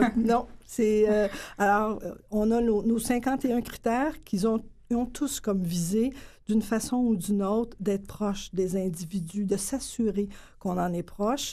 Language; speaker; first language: French; native; French